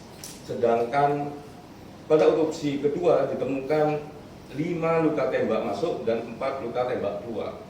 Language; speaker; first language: Indonesian; native; Indonesian